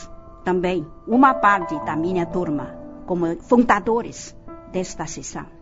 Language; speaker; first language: Portuguese; non-native, fluent; Chinese